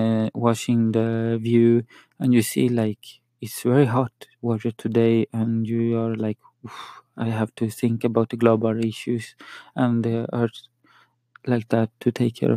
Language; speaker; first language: English; non-native, learner; Spanish